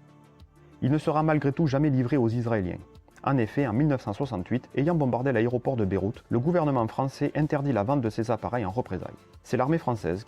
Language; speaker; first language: French; native; French